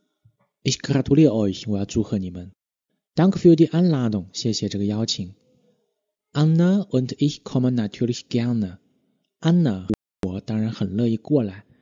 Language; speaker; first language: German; non-native, fluent; Chinese